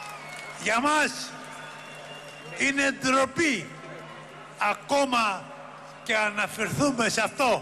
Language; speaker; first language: Greek; native; Greek